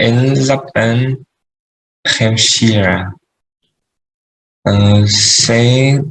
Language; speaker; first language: French; non-native, learner; Vietnamese